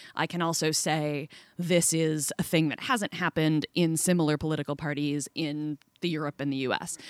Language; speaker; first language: English; native; English